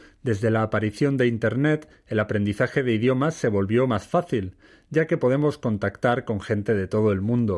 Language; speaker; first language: Spanish; native; Spanish